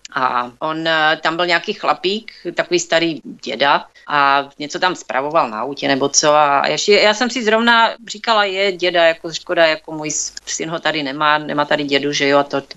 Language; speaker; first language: Czech; native; Czech